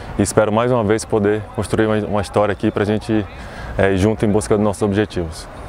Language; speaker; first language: Portuguese; native; Portuguese